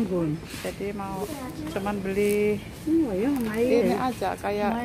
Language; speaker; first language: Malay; non-native, local second language; Javanese